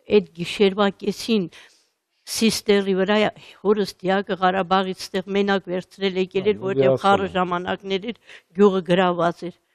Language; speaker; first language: Armenian; native; Armenian